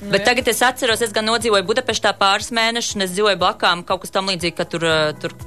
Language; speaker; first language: Latvian; early bilingual, heritage; Hungarian